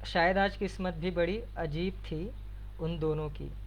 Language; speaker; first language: Hindi; non-native, local second language; Marathi